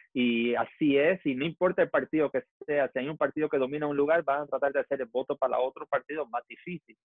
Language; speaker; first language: Spanish; early bilingual, heritage; Spanish